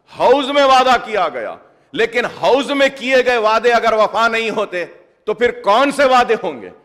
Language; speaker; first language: Hindi; non-native, local second language; Urdu